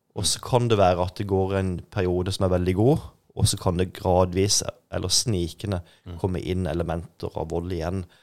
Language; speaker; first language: Norwegian; native; Norwegian